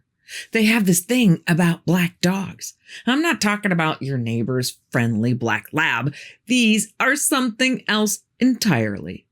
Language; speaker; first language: English; native; English